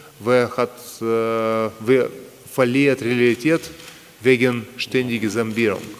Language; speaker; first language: German; non-native, learner; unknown